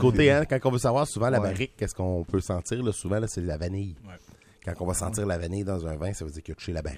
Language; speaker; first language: French; native; French